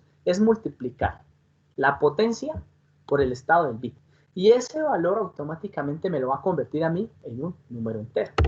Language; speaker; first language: Spanish; native; Spanish